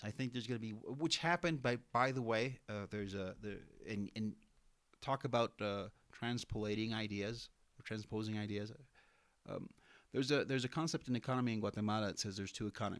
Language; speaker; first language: English; non-native, fluent; Spanish